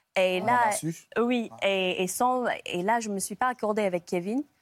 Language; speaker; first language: French; non-native, fluent; English